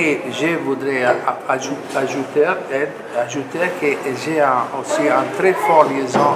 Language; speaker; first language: French; non-native, fluent; Italian